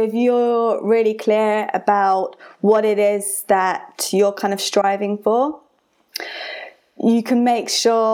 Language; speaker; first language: English; native; English